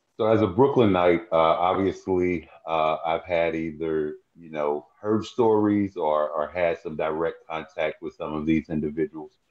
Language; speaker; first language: English; native; English